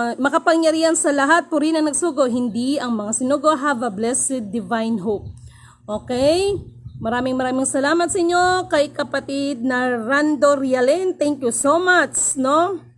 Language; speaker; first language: Filipino; non-native, local second language; Cebuano